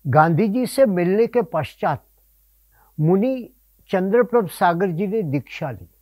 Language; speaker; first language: Hindi; non-native, local second language; Gujarati